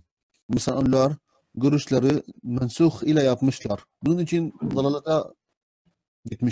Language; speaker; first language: Turkish; non-native, learner; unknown